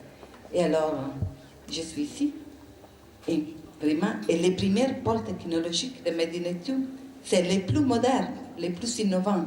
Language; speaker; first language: French; non-native, learner; Italian